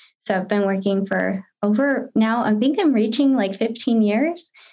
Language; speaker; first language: English; early bilingual, other home language; Spanish